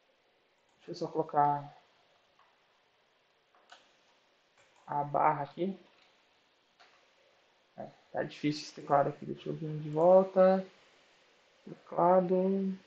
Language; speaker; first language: Portuguese; native; Portuguese